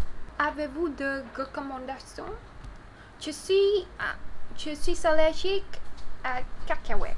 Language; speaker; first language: French; non-native, learner; Vietnamese